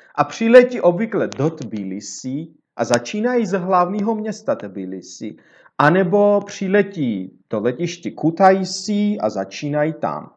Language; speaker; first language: Czech; non-native, fluent; Georgian